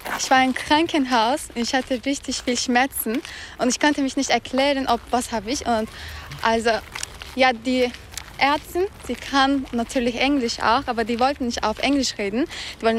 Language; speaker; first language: German; non-native, learner; Turkish